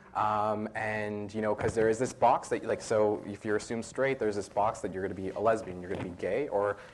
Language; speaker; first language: English; native; English